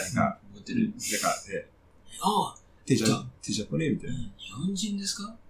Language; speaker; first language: Japanese; non-native, fluent; French